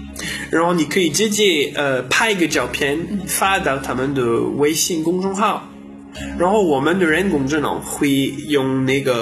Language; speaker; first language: Chinese; non-native, learner; French